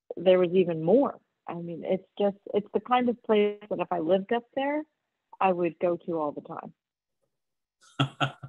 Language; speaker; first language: English; native; English